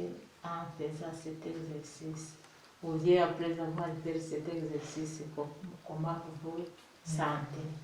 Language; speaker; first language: French; non-native, local second language; Rundi